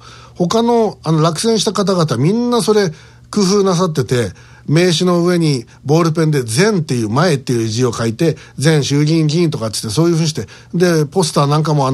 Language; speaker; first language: Japanese; native; Japanese